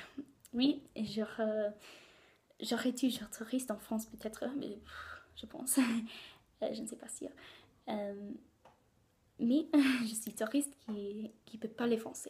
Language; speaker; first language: French; non-native, learner; English